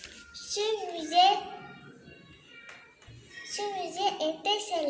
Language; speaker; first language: French; non-native, learner; Arabic